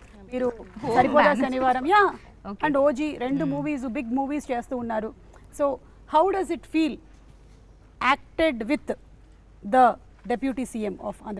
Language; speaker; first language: Telugu; native; Telugu